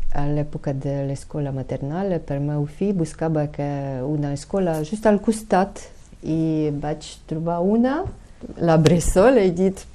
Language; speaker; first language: Catalan; non-native, fluent; Ukrainian